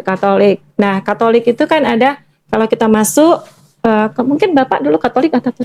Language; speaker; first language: Indonesian; native; Indonesian